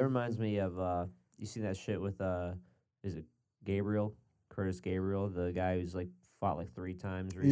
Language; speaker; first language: English; native; English